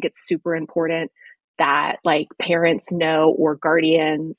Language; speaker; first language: English; native; English